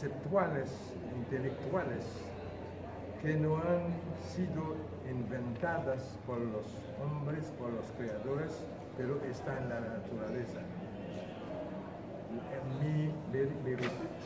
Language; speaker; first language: Spanish; non-native, fluent; Haitian Creole